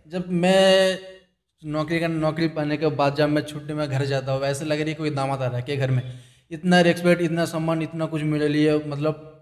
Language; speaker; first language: Hindi; non-native, local second language; Bangla